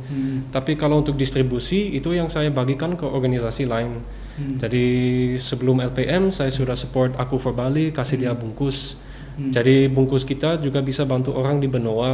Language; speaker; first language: Indonesian; early bilingual, other home language; English